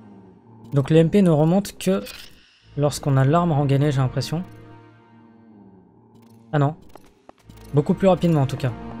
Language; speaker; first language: French; native; French